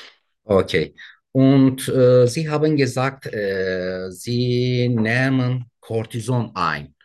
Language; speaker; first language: German; non-native, learner; Turkish